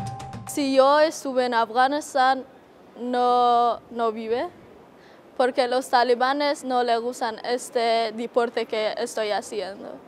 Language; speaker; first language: Spanish; non-native, learner; Persian